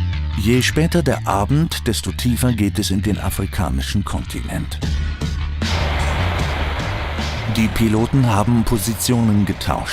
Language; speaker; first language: German; native; German